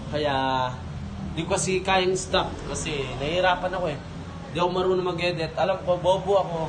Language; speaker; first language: Filipino; non-native, local second language; Pampanga